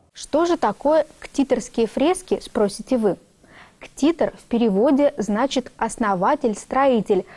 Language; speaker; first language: Russian; native; Russian